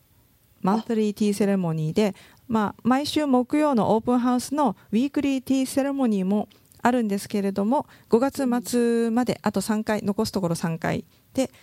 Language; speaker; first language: Japanese; native; Japanese